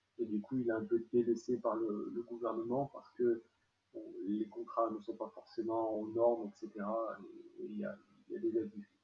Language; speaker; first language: French; native; French